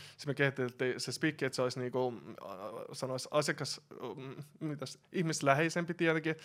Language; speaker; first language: Finnish; early bilingual, other home language; Russian